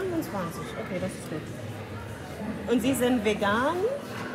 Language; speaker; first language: German; non-native, learner; English